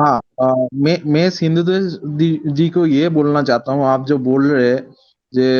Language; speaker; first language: Hindi; non-native, local second language; Bangla